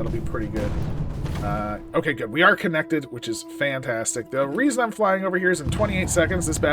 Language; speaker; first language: English; native; English